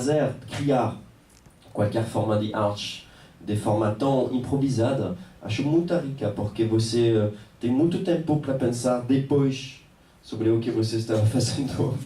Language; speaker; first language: Portuguese; non-native, fluent; French